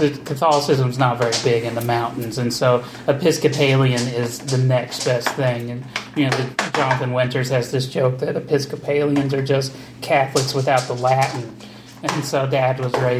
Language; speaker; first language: English; native; English